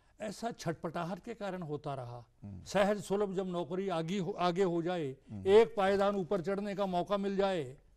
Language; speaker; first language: Hindi; non-native, local second language; Punjabi